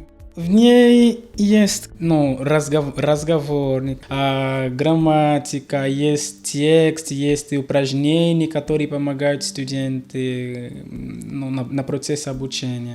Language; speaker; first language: Russian; non-native, learner; Portuguese